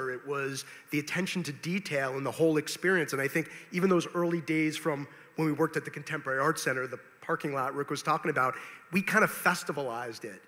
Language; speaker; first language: English; native; English